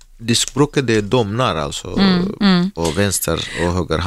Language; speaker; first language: Swedish; non-native, learner; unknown